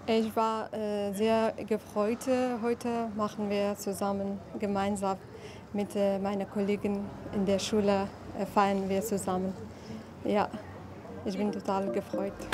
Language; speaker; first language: German; non-native, learner; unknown